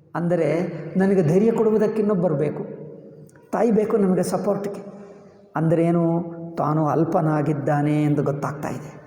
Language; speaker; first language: Kannada; native; Kannada